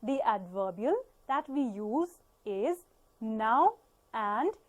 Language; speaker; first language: English; non-native, local second language; Punjabi